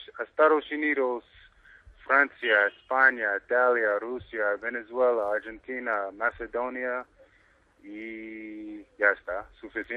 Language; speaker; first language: Spanish; non-native, fluent; English